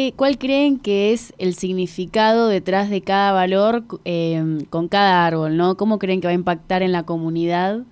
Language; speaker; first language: Spanish; native; Spanish